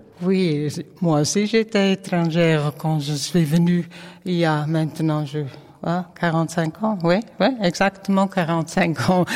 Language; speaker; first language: French; non-native, learner; Dutch